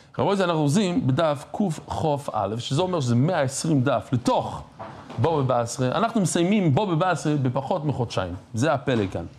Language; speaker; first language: Hebrew; non-native, fluent; English